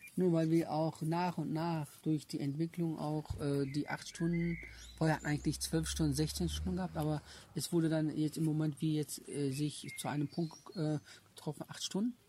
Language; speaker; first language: German; early bilingual, other home language; Turkish